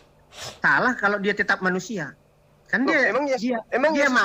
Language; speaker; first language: Indonesian; native; Indonesian